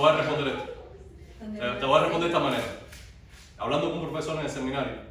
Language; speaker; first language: Spanish; native; Spanish